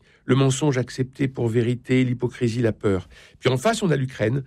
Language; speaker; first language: French; native; French